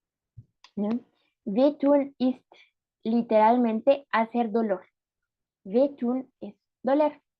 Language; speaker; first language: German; non-native, fluent; Spanish